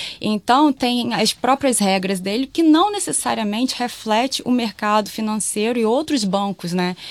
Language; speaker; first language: Portuguese; native; Portuguese